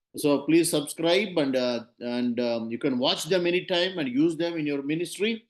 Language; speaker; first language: English; non-native, local second language; Telugu